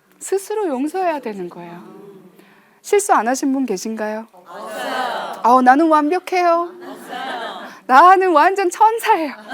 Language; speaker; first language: Korean; early bilingual, heritage; Korean